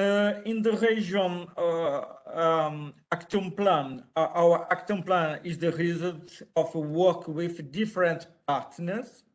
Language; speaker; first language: English; non-native, learner; Portuguese